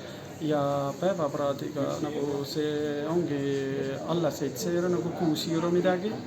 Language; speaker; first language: Estonian; non-native, learner; Hindi